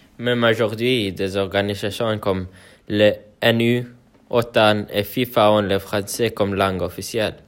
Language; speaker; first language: French; non-native, learner; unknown